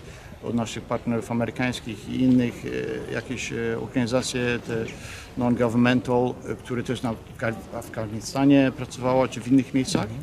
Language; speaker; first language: Polish; early bilingual, heritage; Polish